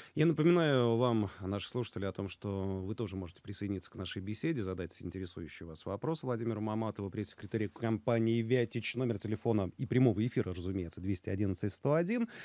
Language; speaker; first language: Russian; native; Russian